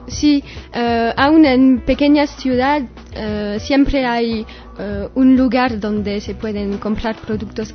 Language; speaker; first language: Spanish; non-native, learner; French